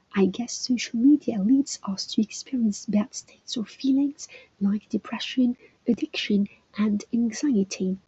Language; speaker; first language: English; non-native, fluent; French